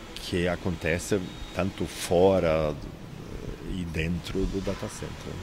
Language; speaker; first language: Portuguese; non-native, fluent; Swedish